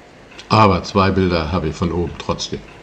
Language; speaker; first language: German; native; German